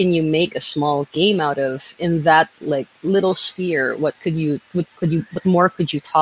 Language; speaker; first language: English; non-native, local second language; Filipino